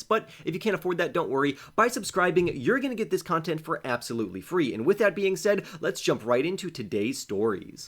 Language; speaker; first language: English; native; English